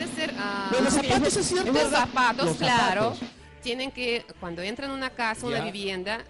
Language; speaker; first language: Spanish; non-native, fluent; Russian